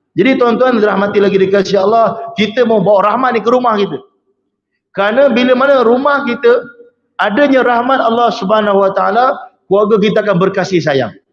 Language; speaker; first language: Malay; native; Malay